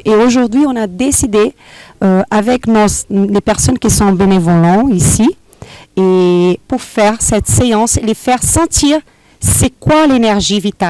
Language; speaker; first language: French; non-native, fluent; Portuguese